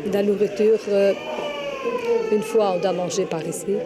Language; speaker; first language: French; non-native, learner; Albanian